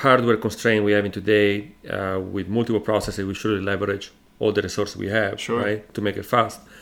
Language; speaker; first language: English; non-native, fluent; Italian